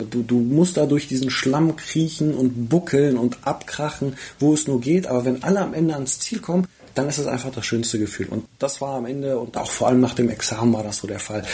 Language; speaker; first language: German; early bilingual, other home language; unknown